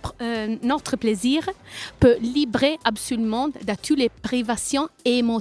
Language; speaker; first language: French; non-native, learner; Italian